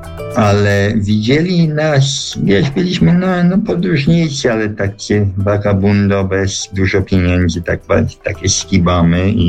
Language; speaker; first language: Polish; early bilingual, heritage; Polish